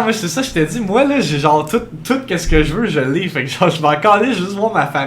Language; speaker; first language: French; native; French